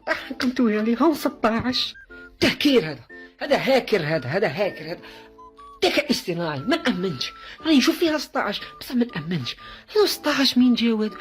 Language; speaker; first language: Arabic; native; Arabic